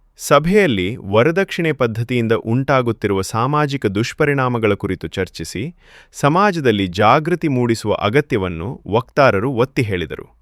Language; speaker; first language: Kannada; native; Kannada